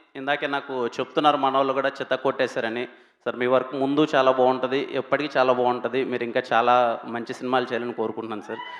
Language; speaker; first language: Telugu; native; Telugu